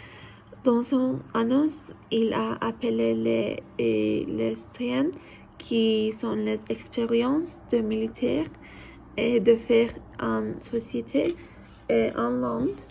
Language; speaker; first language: French; non-native, learner; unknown